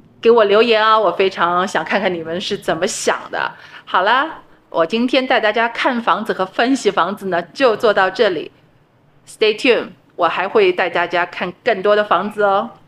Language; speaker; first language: Chinese; native; Chinese